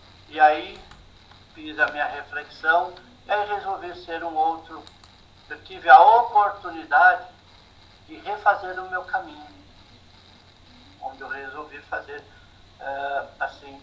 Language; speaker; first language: Portuguese; native; Portuguese